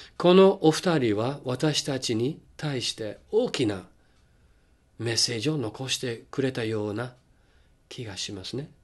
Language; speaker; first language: Japanese; non-native, fluent; English